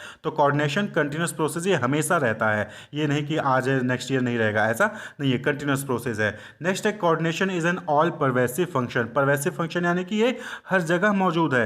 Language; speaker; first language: Hindi; native; Hindi